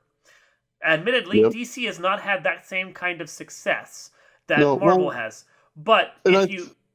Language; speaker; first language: English; native; English